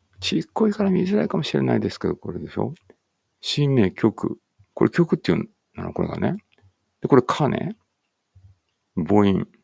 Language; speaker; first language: Japanese; native; Japanese